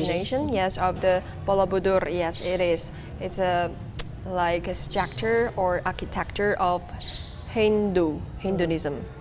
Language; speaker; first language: English; non-native, learner; Chinese